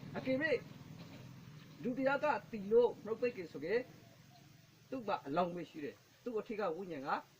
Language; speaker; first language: Burmese; native; Burmese